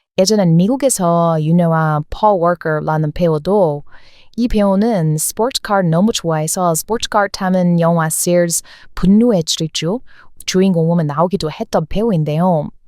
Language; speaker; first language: Korean; non-native, fluent; English